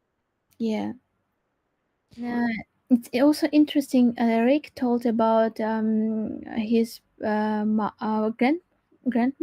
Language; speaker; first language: English; non-native, learner; Crimean Tatar